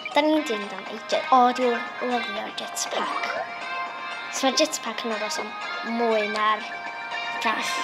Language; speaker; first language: Welsh; native; Welsh